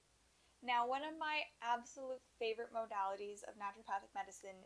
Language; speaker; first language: English; native; English